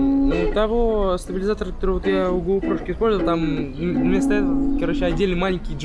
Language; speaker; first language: Russian; native; Russian